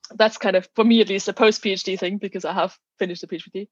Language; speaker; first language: English; non-native, fluent; German